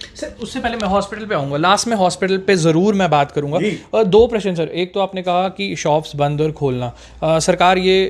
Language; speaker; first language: Hindi; non-native, local second language; Dogri